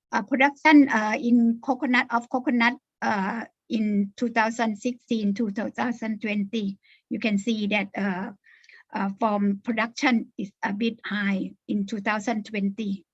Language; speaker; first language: English; non-native, learner; Thai